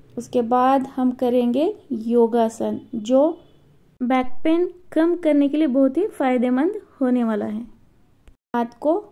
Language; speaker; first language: Hindi; non-native, local second language; Marathi